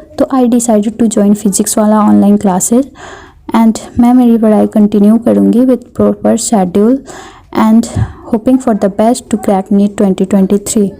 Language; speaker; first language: Hindi; native; Hindi